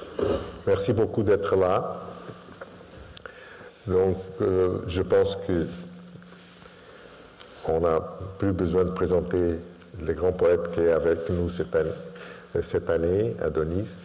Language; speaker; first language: French; non-native, fluent; Portuguese